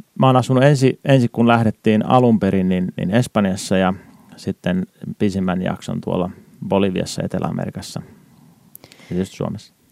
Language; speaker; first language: Finnish; native; Finnish